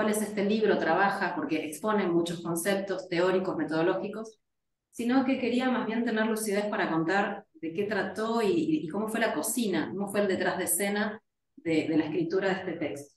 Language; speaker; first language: Spanish; native; Spanish